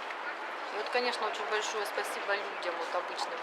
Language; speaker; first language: Russian; native; Russian